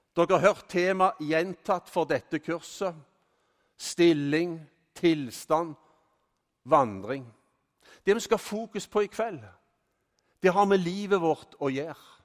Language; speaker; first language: Norwegian; native; Norwegian